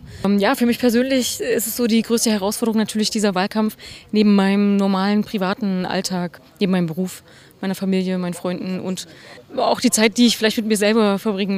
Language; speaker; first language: German; native; German